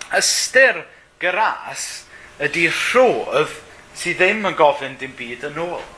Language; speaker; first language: Welsh; native; Welsh